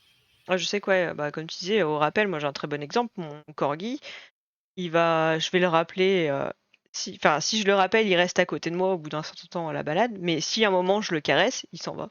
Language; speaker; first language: French; native; French